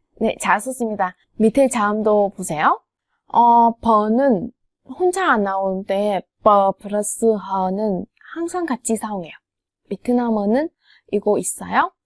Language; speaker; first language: Korean; non-native, fluent; Vietnamese